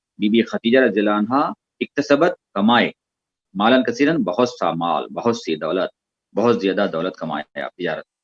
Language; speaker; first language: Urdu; native; Urdu